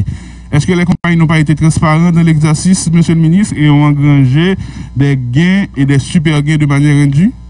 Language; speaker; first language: French; non-native, local second language; Haitian Creole